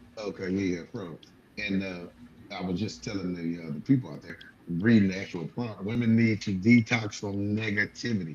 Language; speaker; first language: English; native; English